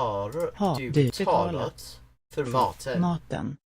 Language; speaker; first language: Swedish; non-native, learner; English